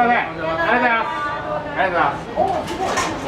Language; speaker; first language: Japanese; native; Japanese